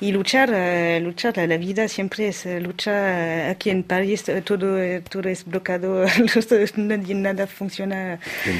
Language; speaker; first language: Spanish; non-native, learner; French